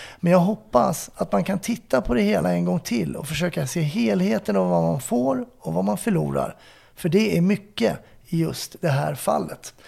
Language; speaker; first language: Swedish; native; Swedish